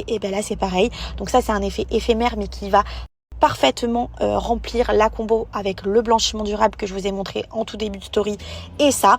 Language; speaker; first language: French; native; French